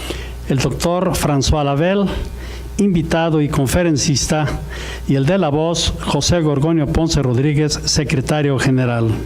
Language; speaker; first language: Spanish; native; Spanish